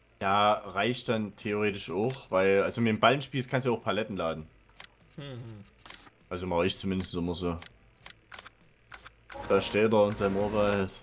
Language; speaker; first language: German; native; German